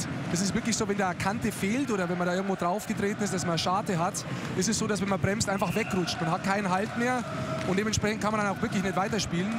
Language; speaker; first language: German; native; German